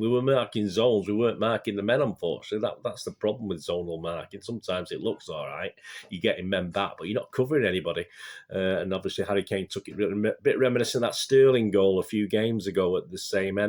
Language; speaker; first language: English; native; English